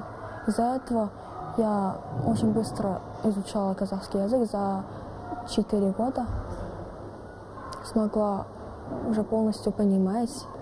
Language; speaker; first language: Russian; non-native, local second language; Korean